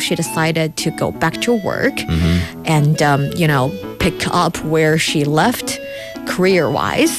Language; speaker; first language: English; non-native, fluent; Chinese